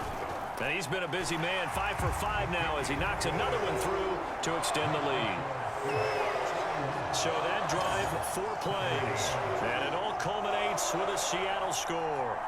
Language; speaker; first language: English; native; English